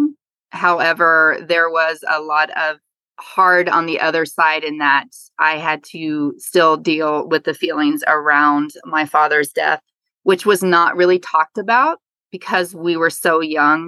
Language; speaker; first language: English; native; English